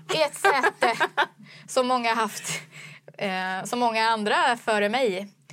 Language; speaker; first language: Swedish; native; Swedish